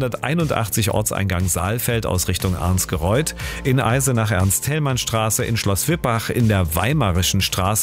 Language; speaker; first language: German; native; German